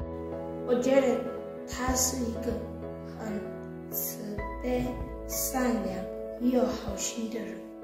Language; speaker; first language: Chinese; non-native, learner; Southern Sotho